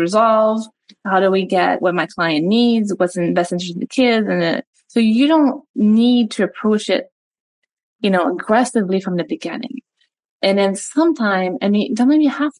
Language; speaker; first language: English; non-native, fluent; French